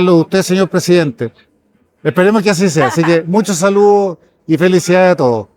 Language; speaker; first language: Spanish; native; Spanish